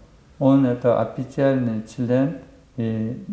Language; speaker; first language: Russian; non-native, learner; Korean